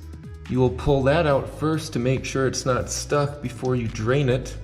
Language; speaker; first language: English; native; English